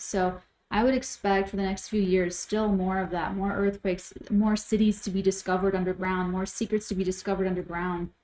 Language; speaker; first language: English; native; English